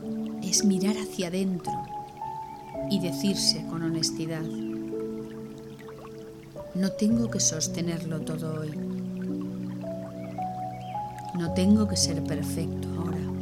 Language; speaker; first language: Spanish; native; Spanish